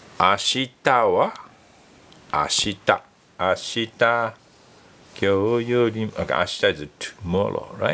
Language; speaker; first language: Japanese; non-native, fluent; English